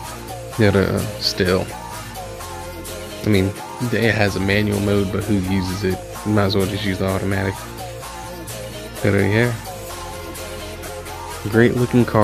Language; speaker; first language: English; native; English